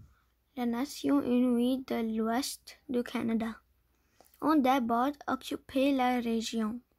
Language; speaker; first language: French; non-native, learner; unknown